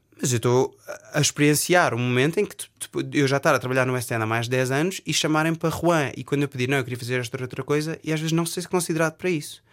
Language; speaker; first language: Portuguese; native; Portuguese